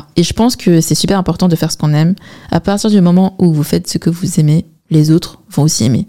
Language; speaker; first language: French; early bilingual, other home language; Chinese